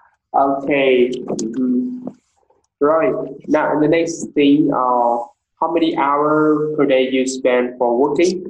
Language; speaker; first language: English; non-native, learner; Vietnamese